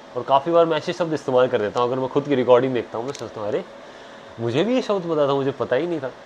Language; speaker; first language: Hindi; native; Hindi